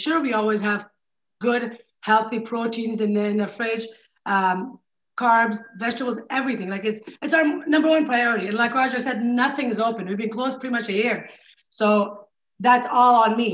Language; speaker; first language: English; non-native, fluent; Arabic